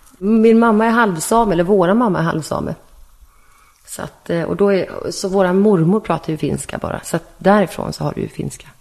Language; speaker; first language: Swedish; native; Swedish